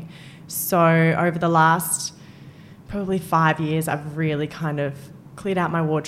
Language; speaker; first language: English; native; English